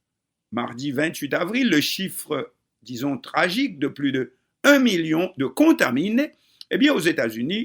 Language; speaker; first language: French; non-native, local second language; Haitian Creole